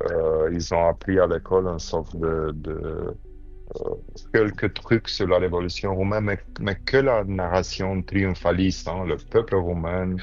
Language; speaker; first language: French; non-native, fluent; Romanian